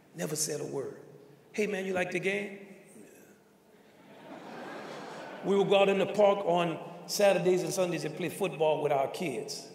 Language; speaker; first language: English; native; English